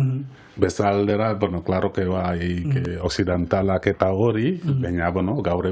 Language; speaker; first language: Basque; non-native, learner; Wolof